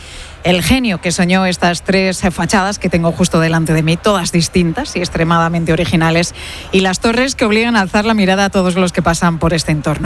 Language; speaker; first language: Spanish; native; Spanish